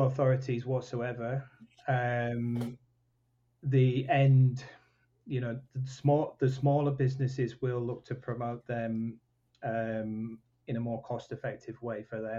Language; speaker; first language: English; native; English